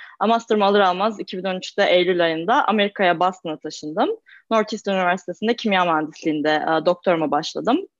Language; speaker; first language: Turkish; native; Turkish